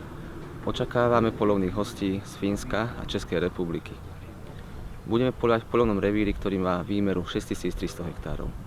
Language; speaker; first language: Slovak; native; Slovak